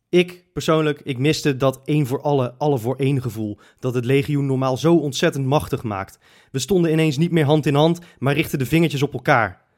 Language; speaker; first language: Dutch; native; Dutch